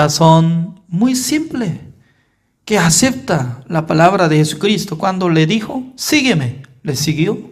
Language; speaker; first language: Spanish; non-native, fluent; Korean